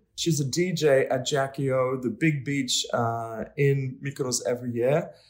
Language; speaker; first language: English; non-native, fluent; Swedish